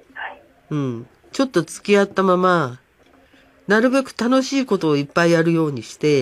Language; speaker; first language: Japanese; native; Japanese